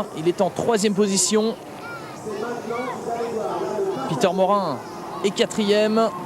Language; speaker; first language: French; native; French